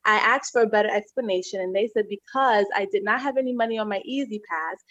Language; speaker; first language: English; native; English